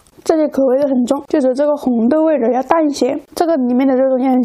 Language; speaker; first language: Chinese; native; Chinese